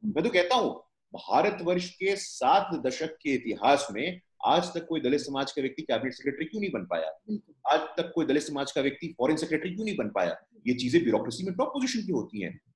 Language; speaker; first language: Hindi; native; Hindi